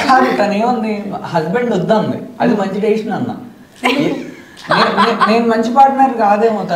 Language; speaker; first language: Telugu; native; Telugu